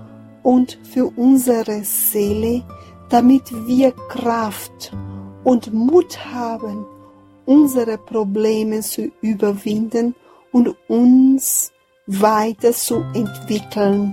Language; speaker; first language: German; non-native, fluent; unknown